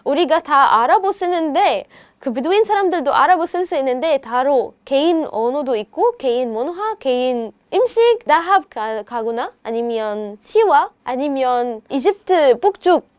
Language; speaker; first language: Korean; non-native, fluent; Arabic